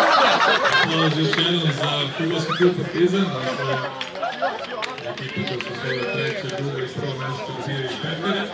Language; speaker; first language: Croatian; native; Croatian